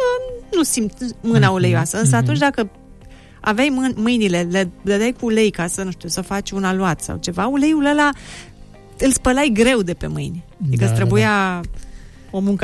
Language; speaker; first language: Romanian; native; Romanian